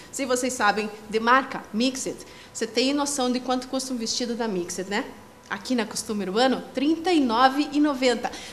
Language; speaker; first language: Portuguese; native; Portuguese